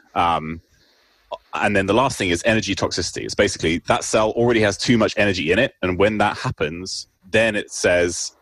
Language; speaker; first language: English; native; English